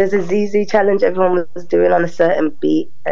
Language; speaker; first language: English; native; English